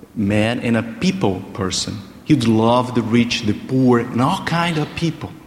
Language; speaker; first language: English; non-native, fluent; Portuguese